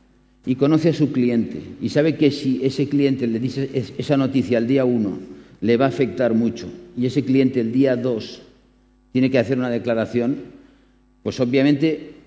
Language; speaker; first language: Spanish; native; Spanish